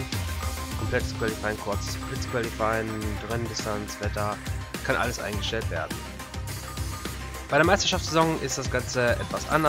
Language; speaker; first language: German; native; German